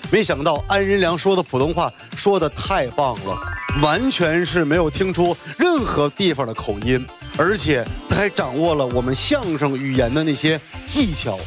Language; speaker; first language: Chinese; native; Chinese